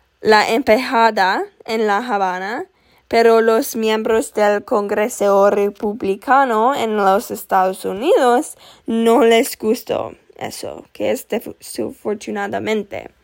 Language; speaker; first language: Spanish; non-native, learner; English